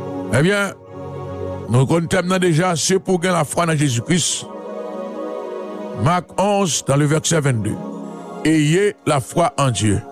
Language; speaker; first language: French; non-native, local second language; Haitian Creole